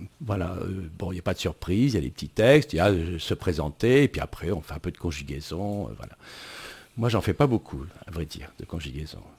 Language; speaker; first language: French; native; French